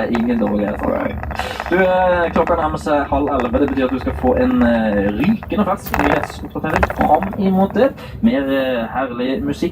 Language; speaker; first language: Norwegian; native; Norwegian